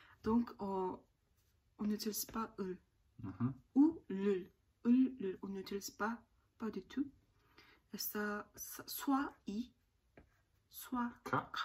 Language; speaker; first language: French; non-native, learner; Korean